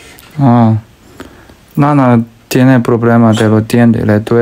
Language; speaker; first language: Chinese; native; Chinese